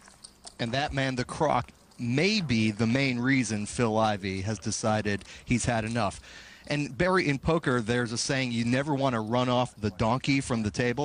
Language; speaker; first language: English; native; English